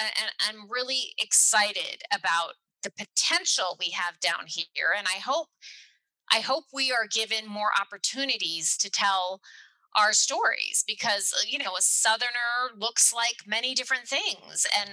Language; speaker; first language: English; native; English